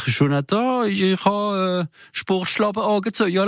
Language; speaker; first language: German; native; German